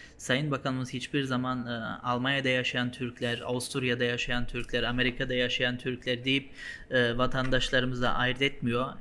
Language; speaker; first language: Turkish; early bilingual, heritage; Turkish